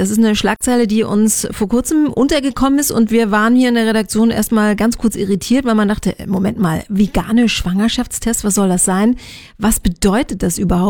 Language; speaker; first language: German; native; German